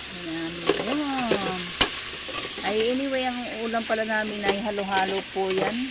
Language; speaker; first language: Filipino; non-native, local second language; Cebuano